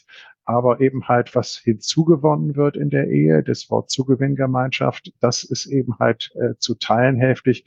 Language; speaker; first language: German; native; German